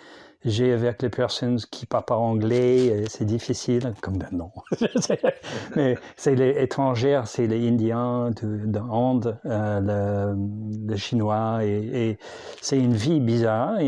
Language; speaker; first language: French; non-native, learner; English